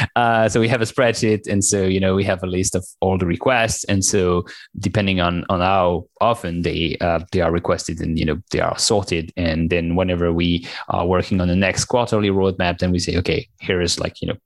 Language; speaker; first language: English; non-native, fluent; French